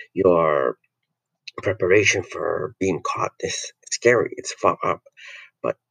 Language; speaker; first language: English; non-native, local second language; Filipino